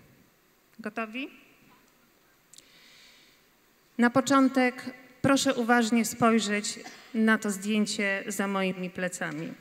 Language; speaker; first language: Polish; native; Polish